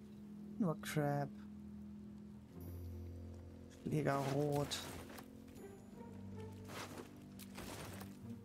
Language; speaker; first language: German; native; German